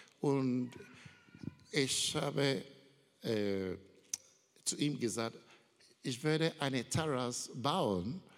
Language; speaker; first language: German; non-native, learner; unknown